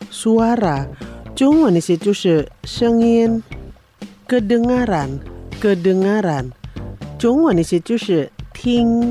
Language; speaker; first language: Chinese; non-native, fluent; Indonesian